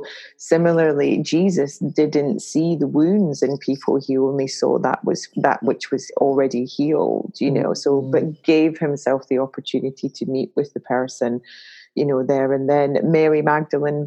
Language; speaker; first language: English; native; English